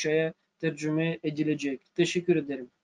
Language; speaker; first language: Turkish; non-native, fluent; Russian